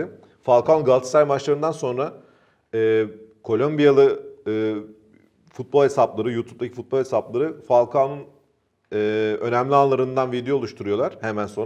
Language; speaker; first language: Turkish; native; Turkish